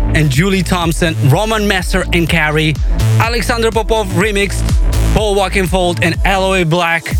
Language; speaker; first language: English; non-native, fluent; Romanian